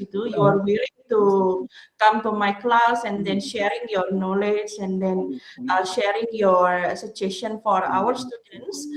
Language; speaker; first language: English; non-native, learner; Indonesian